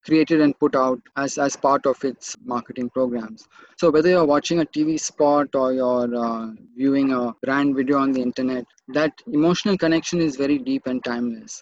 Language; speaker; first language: English; non-native, local second language; Marathi